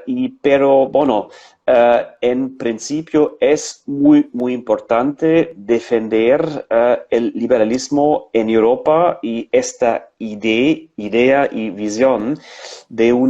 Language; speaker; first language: Spanish; non-native, fluent; German